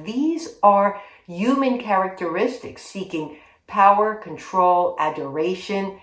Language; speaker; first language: English; native; English